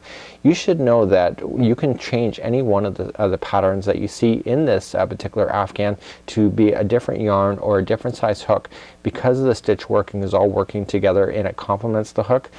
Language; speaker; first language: English; native; English